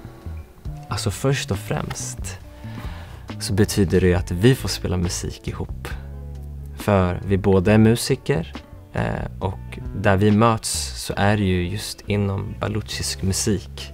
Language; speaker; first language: Swedish; early bilingual, other home language; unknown